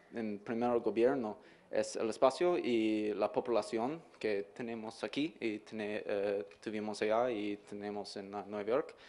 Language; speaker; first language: Spanish; non-native, learner; English